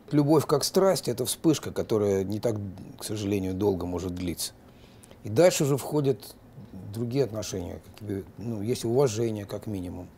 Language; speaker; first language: Russian; native; Russian